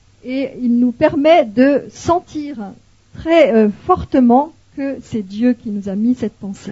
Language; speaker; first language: French; native; French